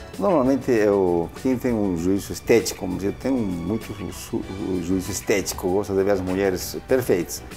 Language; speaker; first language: Portuguese; non-native, fluent; Spanish